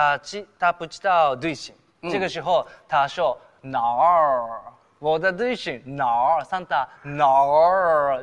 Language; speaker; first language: Chinese; non-native, learner; Japanese